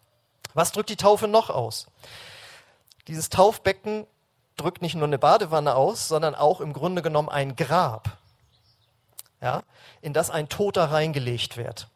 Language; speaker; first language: German; native; German